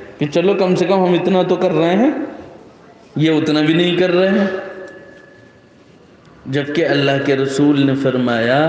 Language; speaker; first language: Urdu; native; Urdu